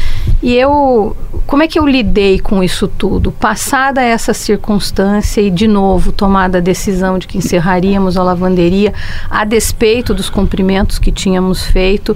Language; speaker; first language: Portuguese; native; Portuguese